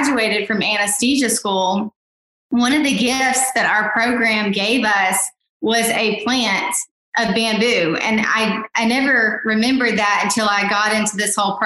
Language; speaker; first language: English; native; English